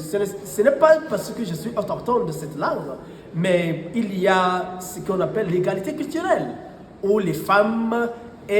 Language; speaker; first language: French; non-native, fluent; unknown